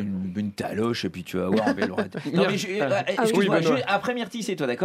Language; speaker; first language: French; native; French